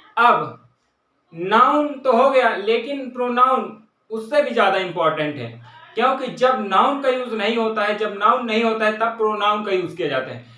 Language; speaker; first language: Hindi; native; Hindi